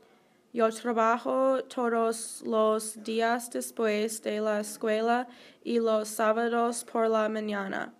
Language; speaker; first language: Spanish; non-native, learner; English